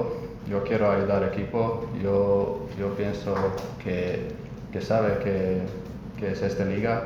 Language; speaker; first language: Spanish; non-native, learner; Croatian